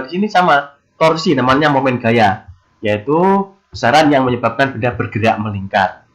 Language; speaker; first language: Indonesian; native; Indonesian